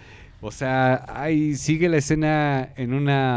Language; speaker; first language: Spanish; native; Spanish